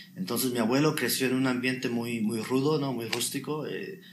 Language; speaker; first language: Spanish; native; Spanish